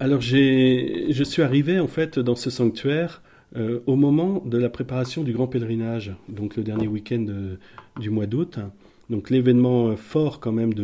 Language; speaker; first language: French; native; French